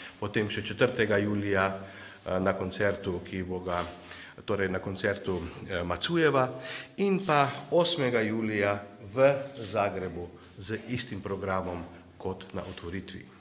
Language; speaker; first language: Slovenian; native; Slovenian